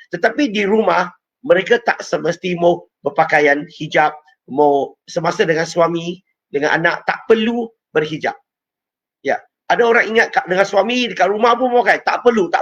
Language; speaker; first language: Malay; non-native, local second language; Chinese